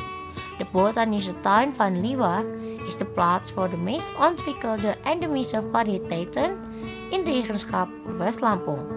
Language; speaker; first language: Dutch; non-native, fluent; Indonesian